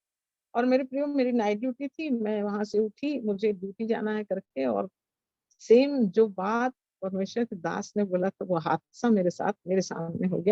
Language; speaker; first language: Hindi; native; Hindi